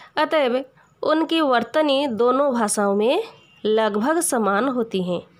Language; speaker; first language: Hindi; non-native, local second language; Odia